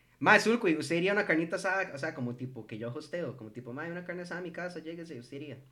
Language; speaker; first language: Spanish; early bilingual, heritage; English